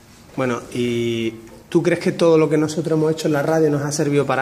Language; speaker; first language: Spanish; native; Spanish